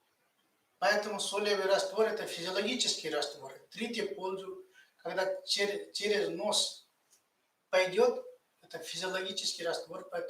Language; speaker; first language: Russian; non-native, fluent; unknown